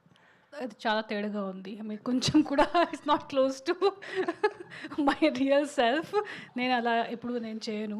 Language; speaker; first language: Telugu; non-native, local second language; Hindi